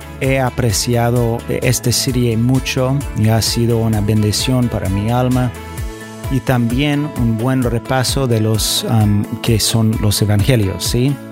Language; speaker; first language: Spanish; non-native, fluent; English